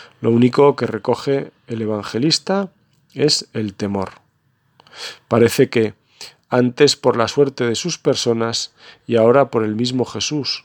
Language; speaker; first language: Spanish; native; Spanish